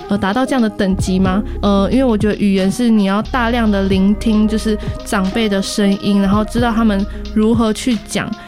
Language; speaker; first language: Chinese; non-native, local second language; Amis